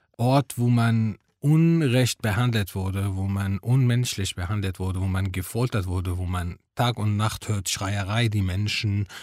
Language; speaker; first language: German; non-native, fluent; Arabic